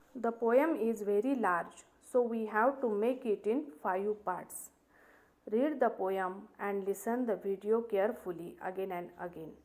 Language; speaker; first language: English; non-native, local second language; Marathi